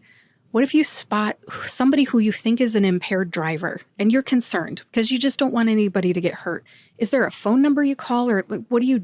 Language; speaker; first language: English; native; English